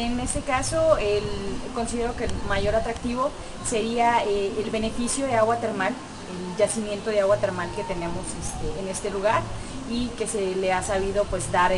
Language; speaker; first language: Spanish; native; Spanish